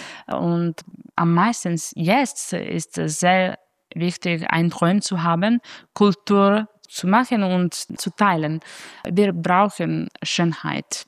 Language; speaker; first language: German; non-native, fluent; Italian